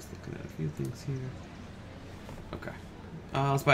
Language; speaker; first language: English; native; English